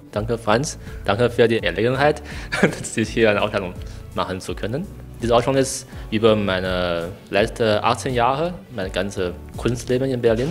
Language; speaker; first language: German; non-native, learner; Chinese